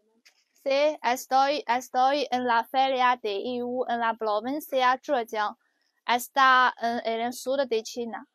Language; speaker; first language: Spanish; non-native, learner; Chinese